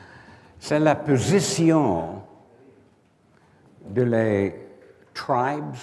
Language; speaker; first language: French; non-native, learner; English